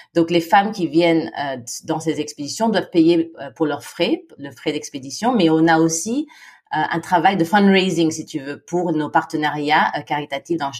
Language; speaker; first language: French; non-native, fluent; Filipino